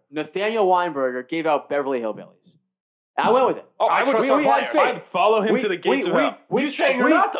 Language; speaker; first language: English; native; English